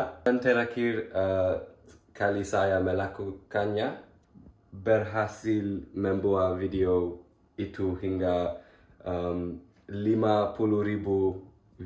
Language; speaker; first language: Indonesian; early bilingual, heritage; English